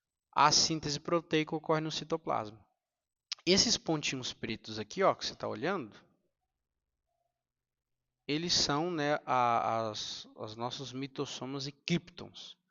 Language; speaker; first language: Portuguese; native; Portuguese